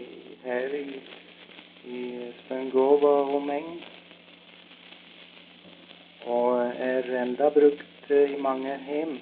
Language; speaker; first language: Norwegian; early bilingual, heritage; Norwegian